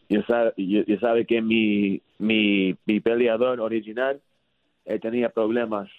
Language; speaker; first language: Spanish; early bilingual, heritage; English